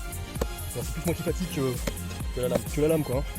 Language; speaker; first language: French; native; French